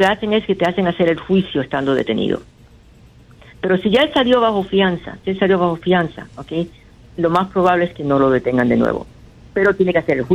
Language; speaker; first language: Spanish; native; Spanish